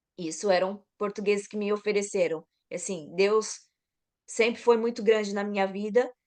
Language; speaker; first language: Portuguese; native; Portuguese